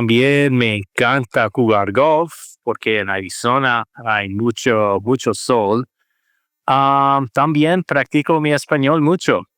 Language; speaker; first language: Spanish; non-native, learner; English